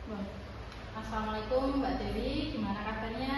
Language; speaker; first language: Indonesian; non-native, local second language; Javanese